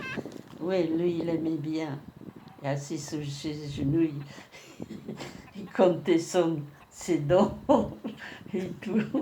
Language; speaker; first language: French; non-native, learner; Polish